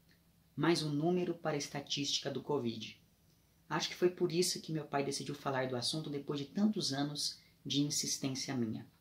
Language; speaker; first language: Portuguese; native; Portuguese